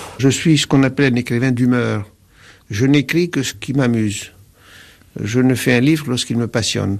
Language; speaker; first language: French; non-native, local second language; Arabic